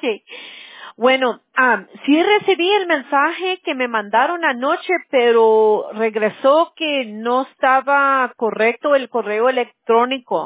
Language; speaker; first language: Spanish; early bilingual, heritage; English